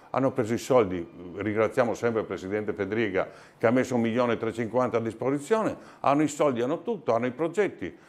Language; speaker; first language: Italian; native; Italian